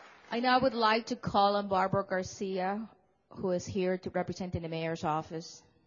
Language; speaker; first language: English; native; English